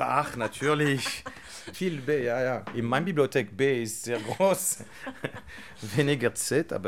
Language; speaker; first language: German; non-native, learner; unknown